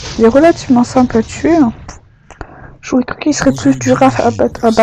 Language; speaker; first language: French; native; French